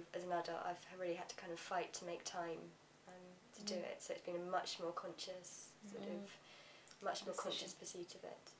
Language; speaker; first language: English; native; English